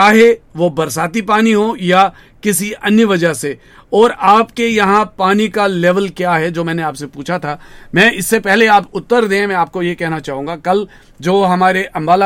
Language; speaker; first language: Hindi; native; Hindi